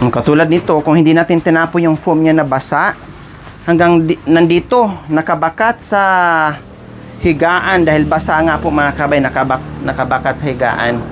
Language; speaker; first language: Filipino; non-native, local second language; Cebuano